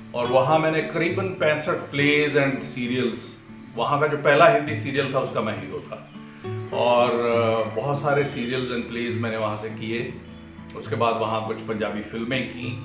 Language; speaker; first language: Hindi; native; Hindi